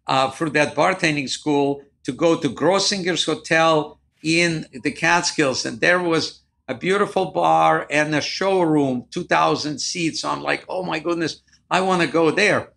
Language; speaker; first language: English; non-native, fluent; Ukrainian